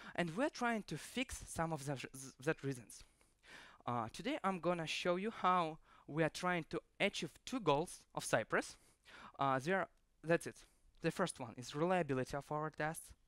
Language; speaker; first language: English; non-native, fluent; Ukrainian